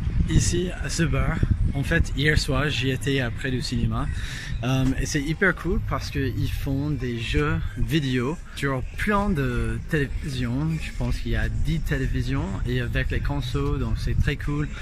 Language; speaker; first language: French; non-native, fluent; English